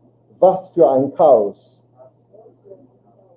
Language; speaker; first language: German; non-native, fluent; English